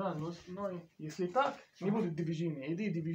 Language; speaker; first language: Russian; non-native, learner; Turkish